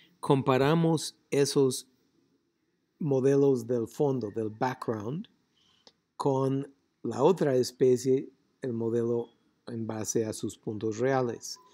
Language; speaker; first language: Spanish; non-native, fluent; English